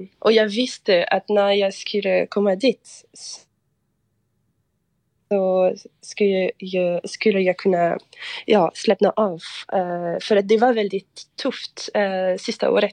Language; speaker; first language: Swedish; non-native, fluent; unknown